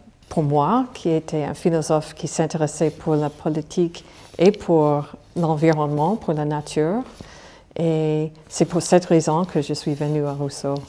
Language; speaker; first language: French; non-native, fluent; English